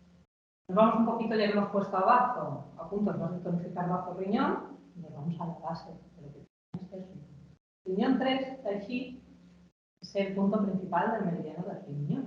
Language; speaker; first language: Spanish; native; Spanish